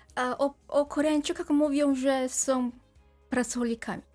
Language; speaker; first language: Polish; non-native, fluent; Korean